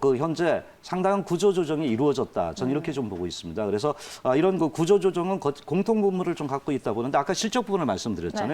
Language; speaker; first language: Korean; native; Korean